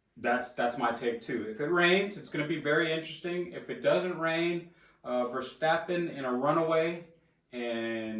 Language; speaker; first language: English; native; English